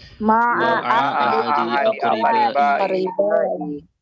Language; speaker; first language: Arabic; non-native, learner; Indonesian